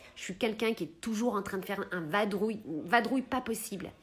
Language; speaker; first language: French; early bilingual, heritage; Italian